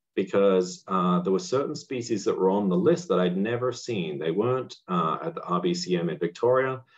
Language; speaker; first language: English; native; English